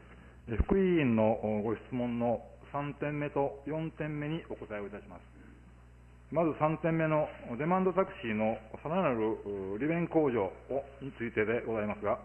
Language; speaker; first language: Japanese; native; Japanese